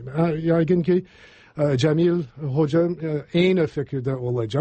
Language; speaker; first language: Turkish; non-native, fluent; English